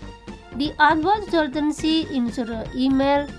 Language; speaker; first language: German; non-native, fluent; Indonesian